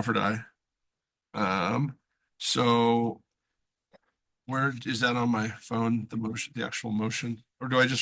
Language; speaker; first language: English; native; English